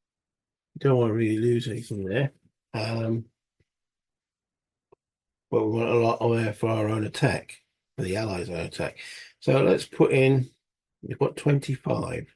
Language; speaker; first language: English; native; English